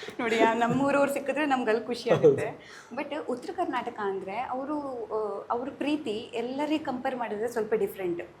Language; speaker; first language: Kannada; native; Kannada